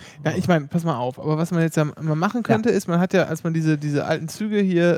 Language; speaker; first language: German; native; German